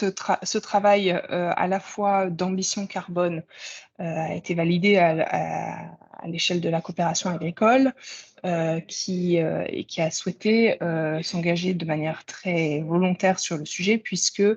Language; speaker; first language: French; native; French